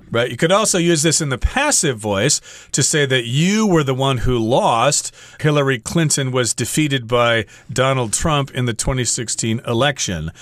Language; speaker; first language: English; native; English